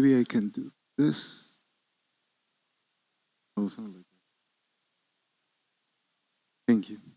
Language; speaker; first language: English; non-native, learner; Spanish